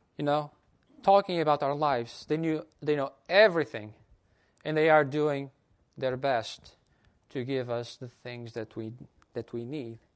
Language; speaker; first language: English; non-native, fluent; Portuguese